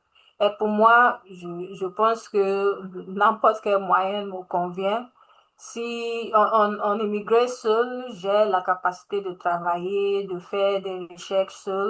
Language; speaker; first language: French; non-native, learner; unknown